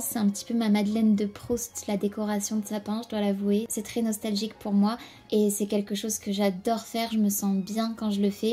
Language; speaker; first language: French; native; French